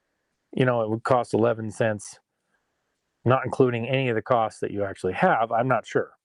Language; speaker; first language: English; native; English